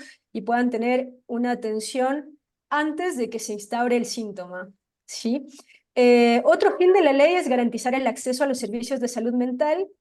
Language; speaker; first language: Spanish; native; Spanish